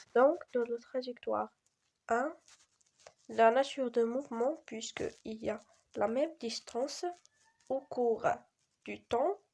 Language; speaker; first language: French; non-native, local second language; Arabic